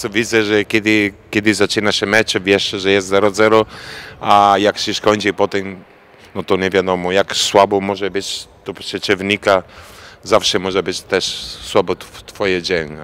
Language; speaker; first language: Polish; non-native, fluent; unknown